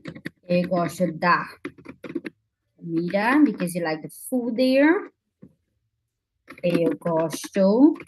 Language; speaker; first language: Portuguese; non-native, fluent; English